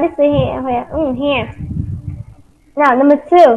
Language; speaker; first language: English; non-native, fluent; Vietnamese